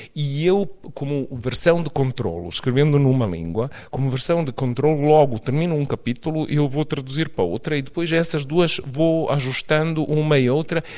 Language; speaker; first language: Portuguese; non-native, fluent; Serbian